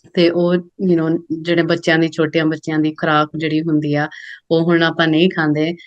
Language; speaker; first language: Punjabi; early bilingual, other home language; English